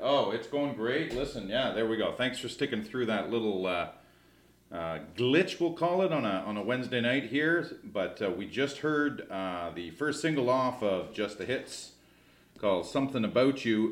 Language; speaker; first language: English; early bilingual, other home language; French